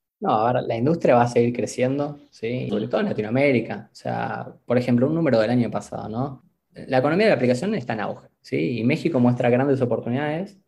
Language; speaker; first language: Spanish; native; Spanish